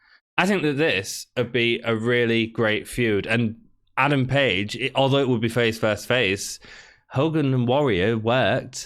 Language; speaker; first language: English; native; English